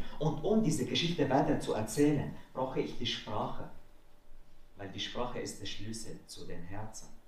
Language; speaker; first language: German; non-native, fluent; Arabic